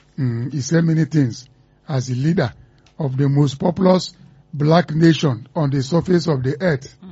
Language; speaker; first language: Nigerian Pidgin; non-native, local second language; Igbo